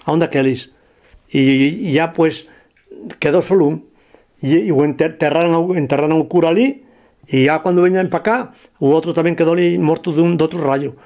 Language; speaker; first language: Galician; native; Galician